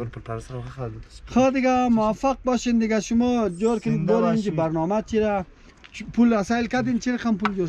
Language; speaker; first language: Persian; native; Persian